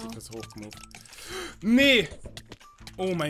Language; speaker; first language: German; native; German